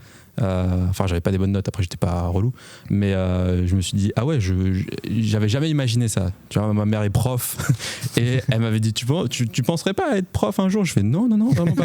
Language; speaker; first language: French; native; French